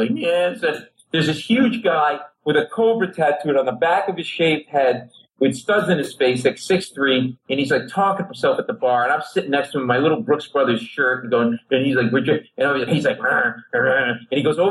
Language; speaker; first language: English; native; English